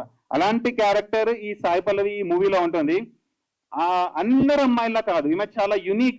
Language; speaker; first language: Telugu; native; Telugu